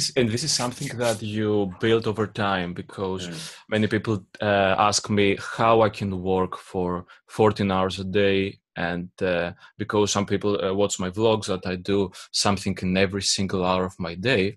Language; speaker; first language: English; non-native, fluent; Greek